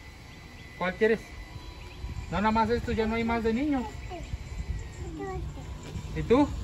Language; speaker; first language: Spanish; native; Spanish